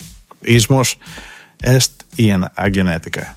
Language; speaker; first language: Hungarian; non-native, learner; Greek